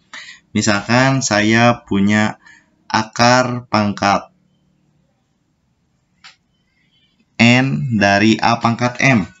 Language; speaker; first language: Indonesian; native; Indonesian